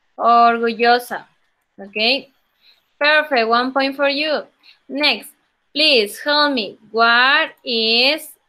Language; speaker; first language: English; non-native, learner; Spanish